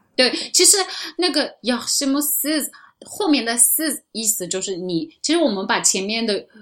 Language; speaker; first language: Chinese; non-native, local second language; Uyghur